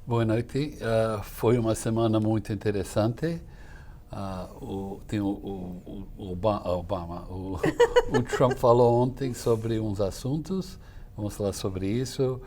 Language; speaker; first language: Portuguese; non-native, fluent; English